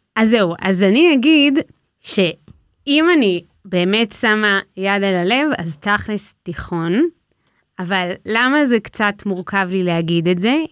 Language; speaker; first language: Hebrew; native; Hebrew